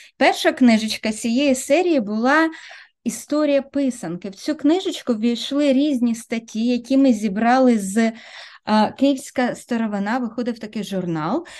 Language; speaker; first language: Ukrainian; native; Ukrainian